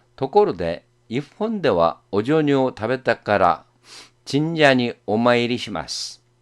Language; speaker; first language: Japanese; non-native, fluent; Korean